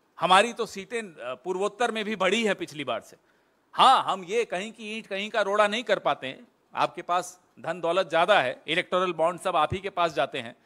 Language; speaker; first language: Hindi; native; Hindi